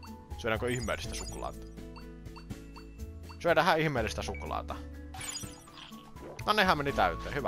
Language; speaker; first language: Finnish; native; Finnish